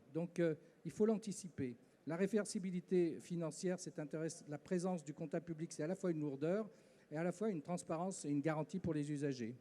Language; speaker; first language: French; native; French